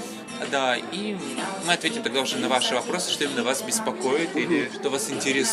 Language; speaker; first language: Russian; native; Russian